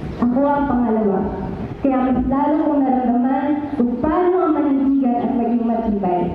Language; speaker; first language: Filipino; non-native, local second language; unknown